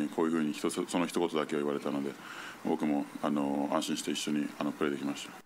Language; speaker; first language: Japanese; native; Japanese